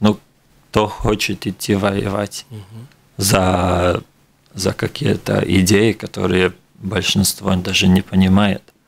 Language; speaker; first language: Russian; non-native, local second language; Latvian